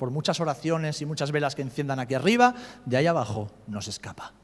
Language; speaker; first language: Spanish; native; Spanish